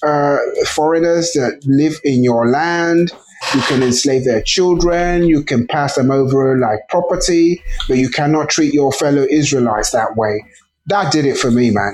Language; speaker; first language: English; native; English